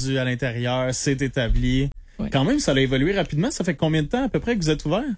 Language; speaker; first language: French; native; French